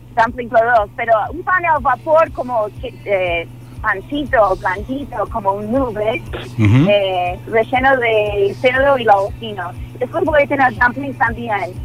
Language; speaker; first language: Spanish; non-native, fluent; Filipino